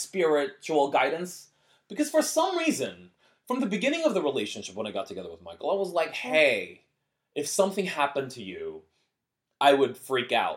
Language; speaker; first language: English; early bilingual, other home language; Korean